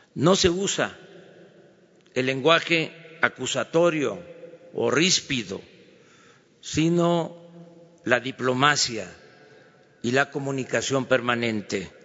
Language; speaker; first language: Spanish; native; Spanish